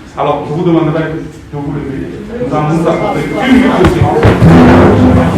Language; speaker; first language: French; non-native, local second language; Lingala